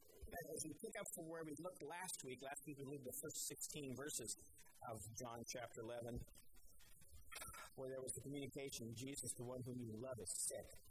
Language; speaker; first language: English; native; English